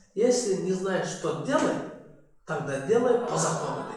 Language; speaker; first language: Russian; non-native, local second language; Kyrgyz